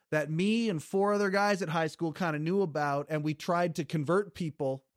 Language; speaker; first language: English; native; English